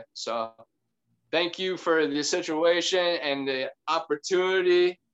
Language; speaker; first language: English; native; English